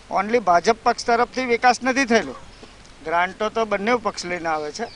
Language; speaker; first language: Gujarati; native; Gujarati